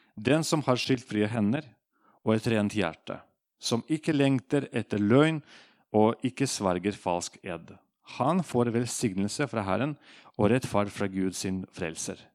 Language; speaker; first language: Norwegian; non-native, fluent; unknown